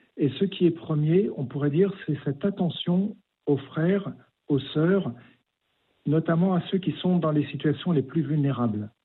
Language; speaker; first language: French; native; French